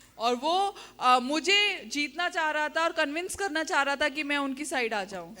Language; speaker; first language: Hindi; native; Hindi